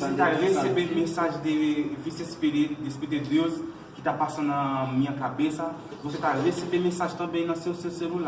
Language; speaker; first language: Portuguese; non-native, learner; Haitian Creole